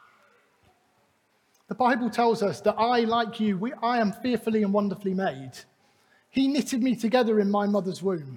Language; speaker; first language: English; native; English